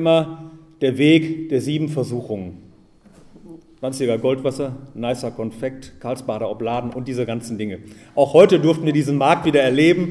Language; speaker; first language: German; native; German